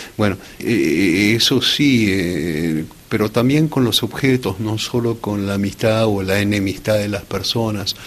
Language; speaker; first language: Spanish; early bilingual, other home language; English